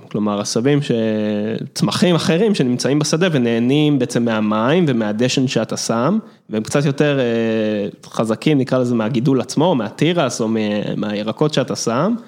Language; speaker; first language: Hebrew; early bilingual, other home language; English